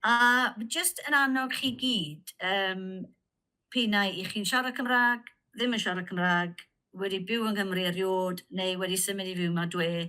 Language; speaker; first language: Welsh; native; Welsh